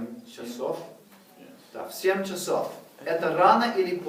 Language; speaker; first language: Russian; non-native, fluent; English